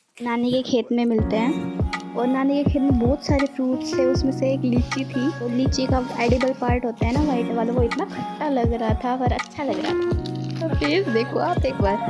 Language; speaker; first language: Hindi; native; Hindi